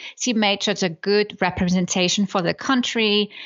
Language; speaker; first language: English; non-native, fluent; Icelandic